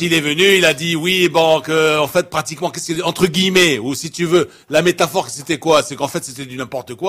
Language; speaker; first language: French; non-native, local second language; Arabic